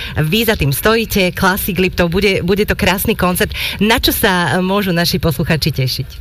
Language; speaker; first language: Slovak; native; Slovak